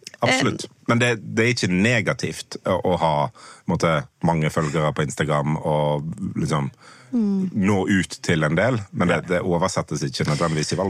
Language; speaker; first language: Norwegian; native; Norwegian